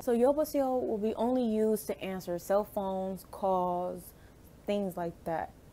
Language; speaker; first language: English; native; English